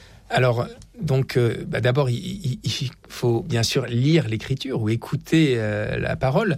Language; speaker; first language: French; native; French